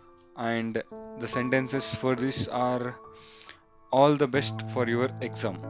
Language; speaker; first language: English; non-native, local second language; Kannada